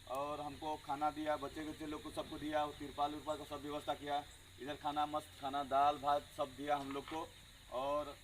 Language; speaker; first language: Hindi; non-native, local second language; Odia